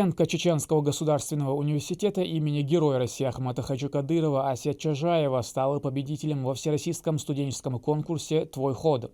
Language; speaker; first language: Russian; native; Russian